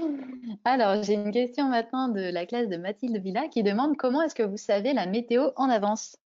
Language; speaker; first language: French; native; French